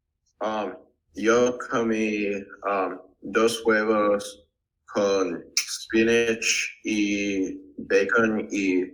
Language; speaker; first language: Spanish; non-native, learner; English